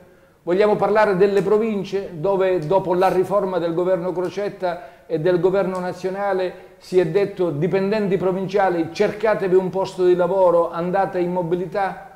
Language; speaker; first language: Italian; native; Italian